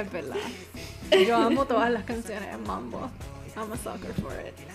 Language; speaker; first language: Spanish; native; Spanish